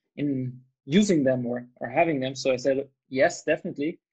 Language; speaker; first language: English; non-native, fluent; German